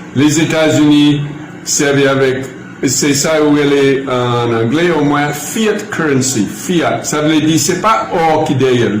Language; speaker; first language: Haitian Creole; non-native, fluent; English